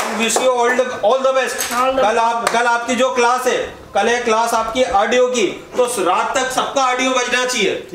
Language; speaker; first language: Hindi; native; Hindi